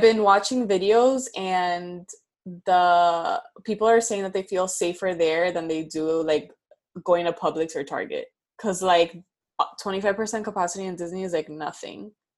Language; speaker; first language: English; early bilingual, other home language; Spanish